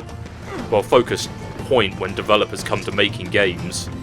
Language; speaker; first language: English; native; English